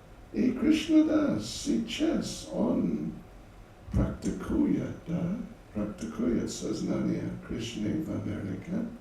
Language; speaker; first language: Russian; non-native, learner; English